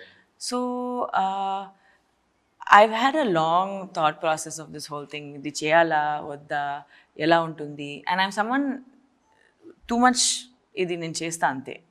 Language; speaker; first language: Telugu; non-native, local second language; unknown